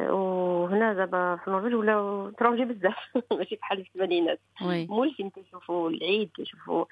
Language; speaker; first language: Arabic; early bilingual, heritage; Arabic